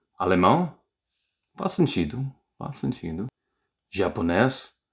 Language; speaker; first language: Portuguese; non-native, learner; English